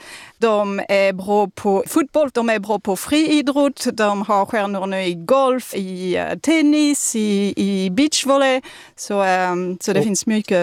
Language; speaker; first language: Swedish; non-native, fluent; French